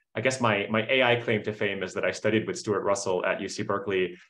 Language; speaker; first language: English; native; English